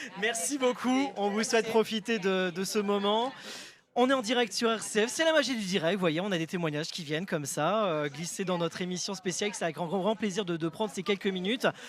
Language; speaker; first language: French; native; French